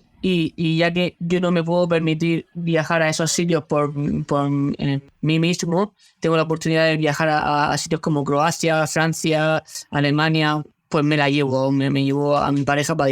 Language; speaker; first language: Spanish; native; Spanish